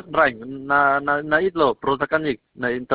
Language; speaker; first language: Czech; non-native, learner; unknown